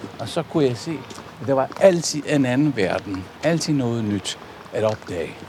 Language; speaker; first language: Danish; non-native, fluent; Italian